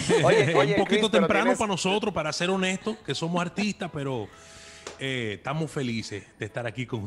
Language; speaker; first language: Spanish; early bilingual, heritage; Spanish